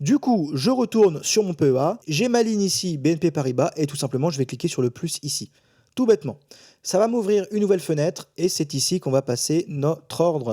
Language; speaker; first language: French; native; French